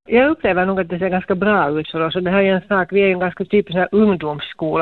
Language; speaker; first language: Swedish; native; Swedish